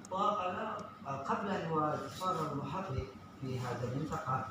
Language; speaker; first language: Arabic; non-native, learner; Indonesian